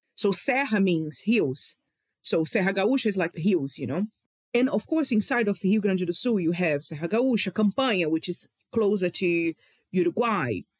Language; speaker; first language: English; non-native, fluent; Portuguese